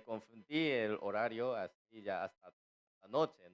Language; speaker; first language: Spanish; non-native, fluent; Korean